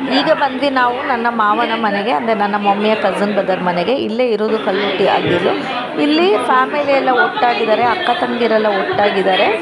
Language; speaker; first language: Kannada; non-native, local second language; Tulu